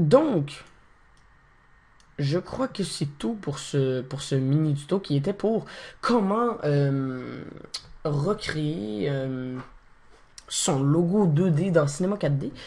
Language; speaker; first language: French; native; French